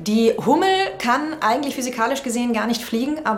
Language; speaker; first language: German; native; German